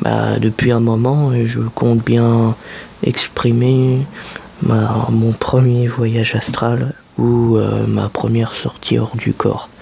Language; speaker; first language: French; native; French